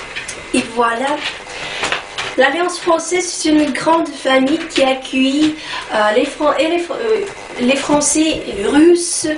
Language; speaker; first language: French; non-native, learner; Russian